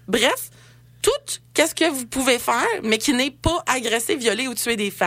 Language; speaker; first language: French; native; French